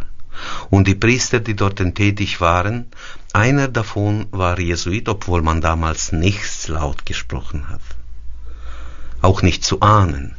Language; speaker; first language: German; early bilingual, heritage; German